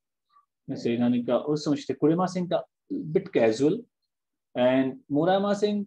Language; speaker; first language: Japanese; non-native, fluent; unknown